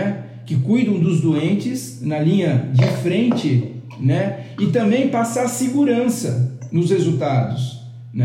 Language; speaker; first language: Portuguese; native; Portuguese